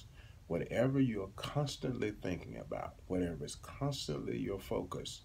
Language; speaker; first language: English; native; English